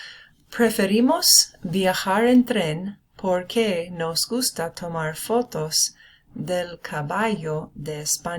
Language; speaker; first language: Spanish; non-native, fluent; English